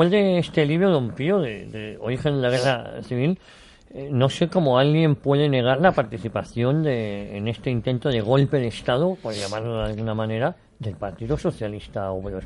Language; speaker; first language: Spanish; native; Spanish